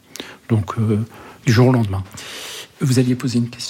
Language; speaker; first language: French; early bilingual, other home language; Arabic